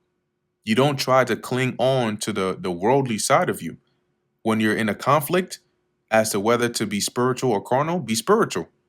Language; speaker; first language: English; native; English